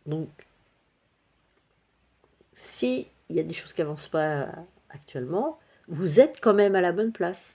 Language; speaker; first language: French; native; French